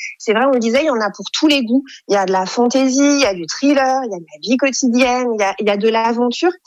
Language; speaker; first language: French; native; French